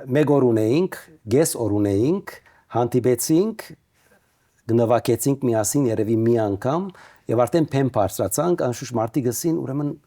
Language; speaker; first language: Armenian; native; Armenian